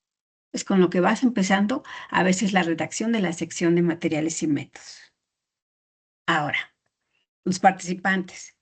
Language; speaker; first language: Spanish; native; Spanish